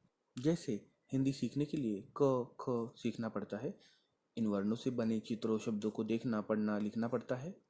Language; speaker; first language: Hindi; non-native, local second language; Marathi